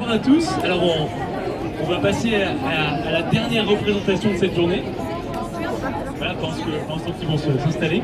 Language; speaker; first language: French; native; French